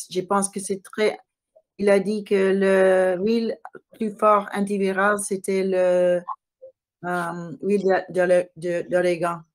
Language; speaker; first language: French; non-native, learner; English